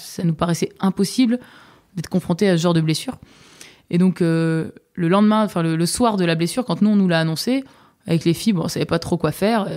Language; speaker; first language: French; native; French